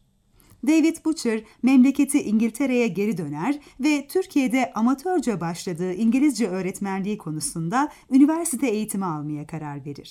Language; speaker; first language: Turkish; native; Turkish